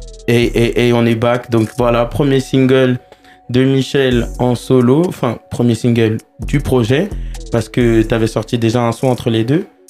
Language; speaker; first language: French; native; French